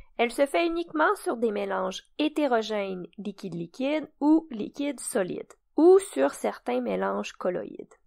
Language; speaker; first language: French; native; French